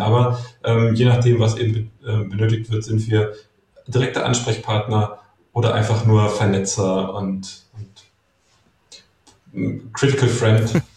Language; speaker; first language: German; native; German